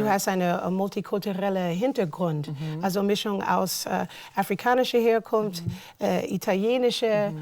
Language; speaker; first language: German; non-native, fluent; English